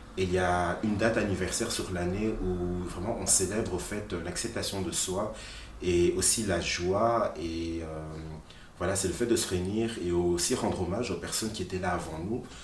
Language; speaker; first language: French; early bilingual, other home language; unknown